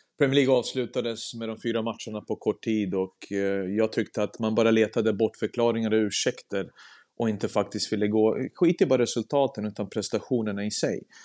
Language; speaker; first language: Swedish; early bilingual, other home language; Serbian